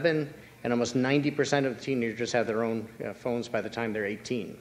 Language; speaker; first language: English; native; English